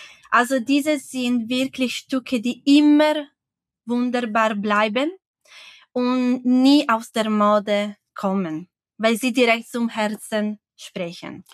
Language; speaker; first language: German; non-native, fluent; Italian